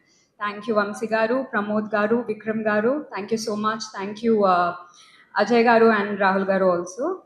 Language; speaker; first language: Telugu; non-native, learner; Malayalam